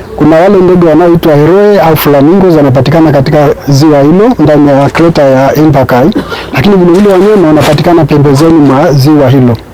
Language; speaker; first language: Swahili; non-native, local second language; Masai